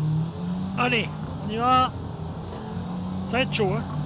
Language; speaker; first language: French; native; French